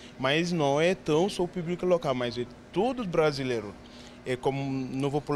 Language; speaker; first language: Portuguese; non-native, learner; Wolof